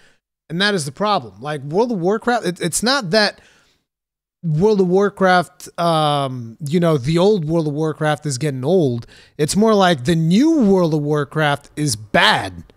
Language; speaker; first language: English; native; English